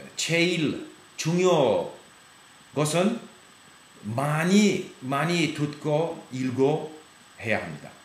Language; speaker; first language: Korean; non-native, learner; English